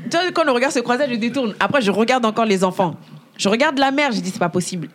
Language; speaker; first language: French; early bilingual, other home language; Bambara